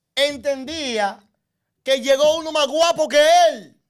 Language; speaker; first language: Spanish; native; Spanish